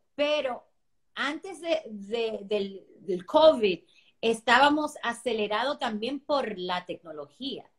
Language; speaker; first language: Spanish; early bilingual, heritage; Spanish